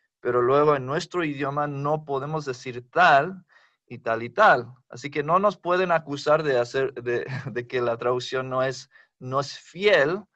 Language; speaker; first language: Spanish; non-native, fluent; English